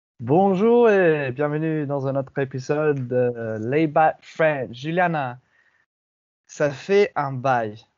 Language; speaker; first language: French; non-native, fluent; English